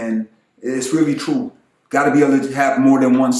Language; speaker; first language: English; native; English